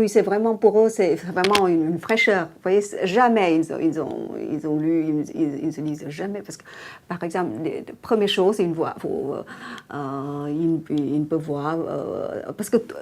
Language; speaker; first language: French; non-native, fluent; Vietnamese